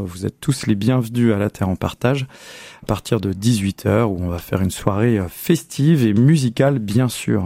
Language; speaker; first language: French; native; French